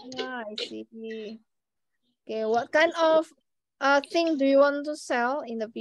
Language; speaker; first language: English; non-native, fluent; Indonesian